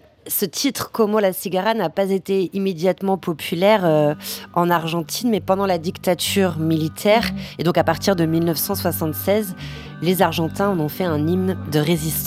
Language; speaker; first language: French; native; French